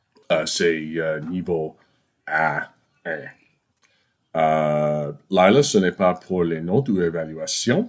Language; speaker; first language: French; non-native, fluent; English